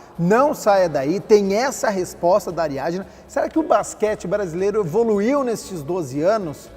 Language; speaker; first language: Portuguese; native; Portuguese